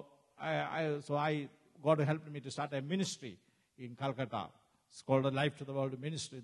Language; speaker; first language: English; non-native, local second language; Malayalam